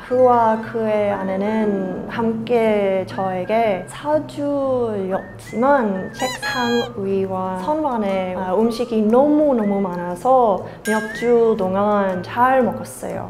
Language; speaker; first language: Korean; non-native, learner; English